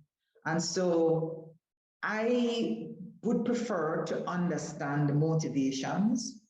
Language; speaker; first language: English; native; English